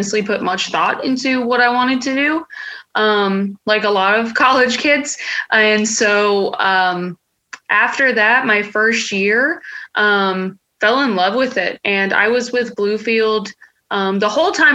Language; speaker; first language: English; native; English